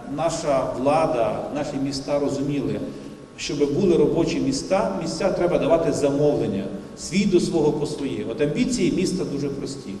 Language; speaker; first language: Ukrainian; native; Ukrainian